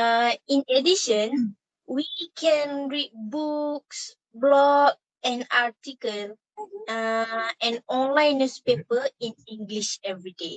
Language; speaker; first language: English; non-native, learner; Malay